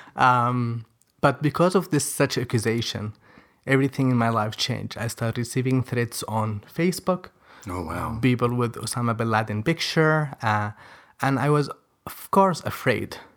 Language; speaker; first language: English; non-native, fluent; Arabic